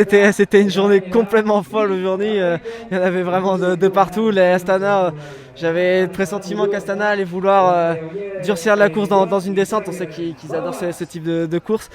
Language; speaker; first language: French; native; French